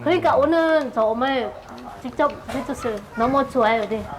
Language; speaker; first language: Korean; non-native, local second language; Lao